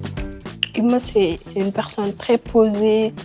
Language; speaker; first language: French; non-native, local second language; Wolof